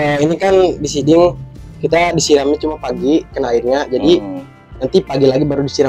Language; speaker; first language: Indonesian; native; Indonesian